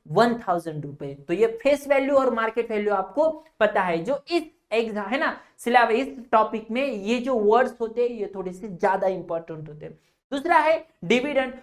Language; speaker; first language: Hindi; non-native, local second language; Marathi